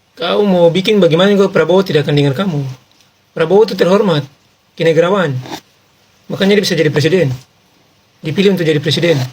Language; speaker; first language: Indonesian; native; Indonesian